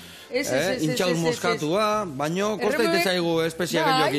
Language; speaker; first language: Basque; native; Basque